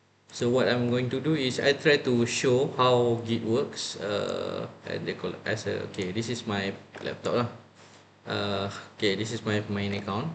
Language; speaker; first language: English; non-native, local second language; Malay